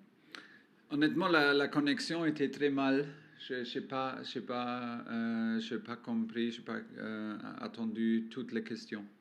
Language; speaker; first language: French; non-native, learner; German